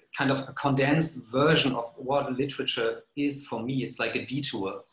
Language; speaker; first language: English; non-native, fluent; German